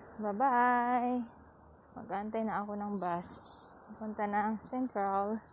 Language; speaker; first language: Filipino; native; Filipino